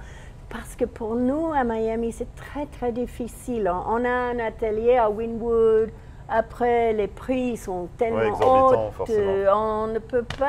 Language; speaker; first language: French; non-native, fluent; English